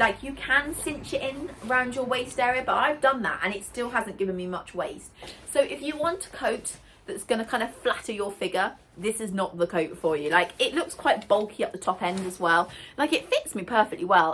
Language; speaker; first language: English; native; English